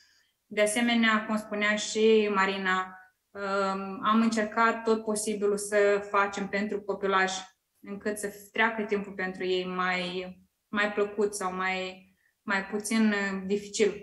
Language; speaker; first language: Romanian; native; Romanian